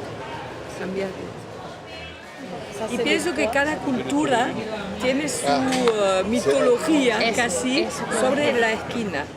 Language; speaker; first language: Spanish; non-native, learner; French